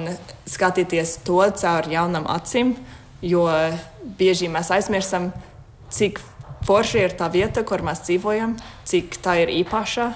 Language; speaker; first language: Latvian; non-native, fluent; English